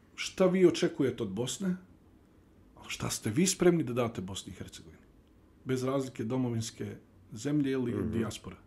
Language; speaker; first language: Bosnian; early bilingual, heritage; Bosnian